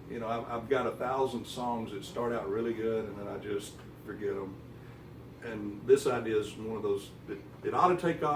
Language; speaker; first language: English; native; English